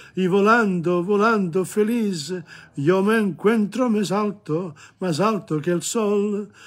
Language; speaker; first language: Spanish; non-native, learner; Italian